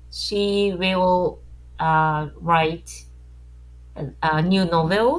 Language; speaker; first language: English; non-native, learner; Japanese